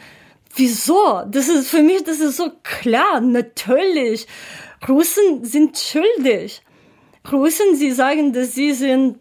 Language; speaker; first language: German; non-native, learner; Ukrainian